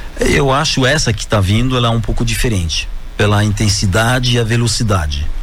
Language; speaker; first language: Portuguese; non-native, fluent; French